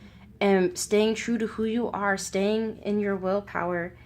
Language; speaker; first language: English; native; English